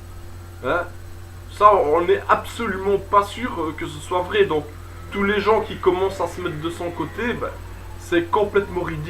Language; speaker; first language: French; native; French